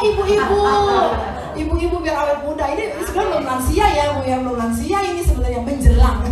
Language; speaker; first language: Indonesian; native; Indonesian